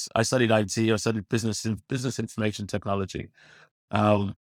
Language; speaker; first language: English; native; English